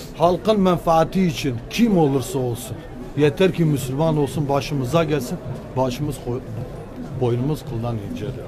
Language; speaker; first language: Turkish; non-native, local second language; Kurdish